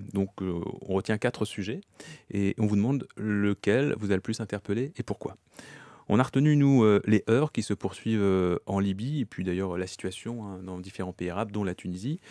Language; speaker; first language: French; native; French